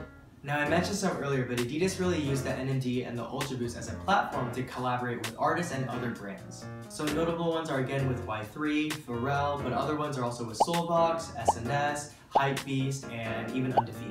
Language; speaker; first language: English; native; English